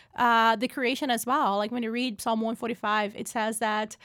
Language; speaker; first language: English; non-native, fluent; Portuguese